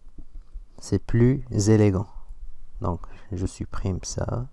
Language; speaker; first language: French; non-native, local second language; Arabic